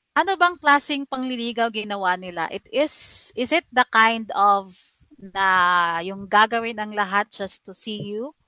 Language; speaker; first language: Filipino; non-native, local second language; Cebuano